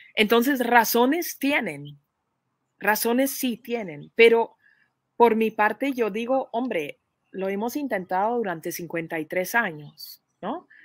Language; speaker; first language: Spanish; non-native, fluent; Dutch